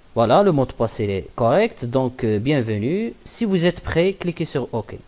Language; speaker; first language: French; non-native, local second language; Arabic